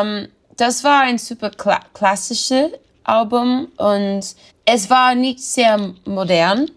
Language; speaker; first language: German; non-native, learner; English